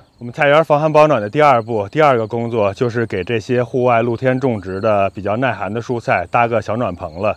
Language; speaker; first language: Chinese; native; Chinese